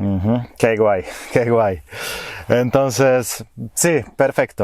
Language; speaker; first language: Spanish; non-native, fluent; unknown